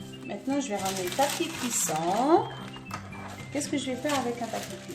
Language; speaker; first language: French; non-native, local second language; Arabic